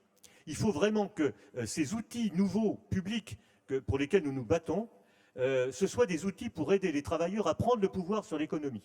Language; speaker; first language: French; native; French